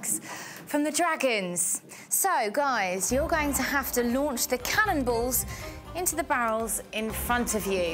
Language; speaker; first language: English; native; English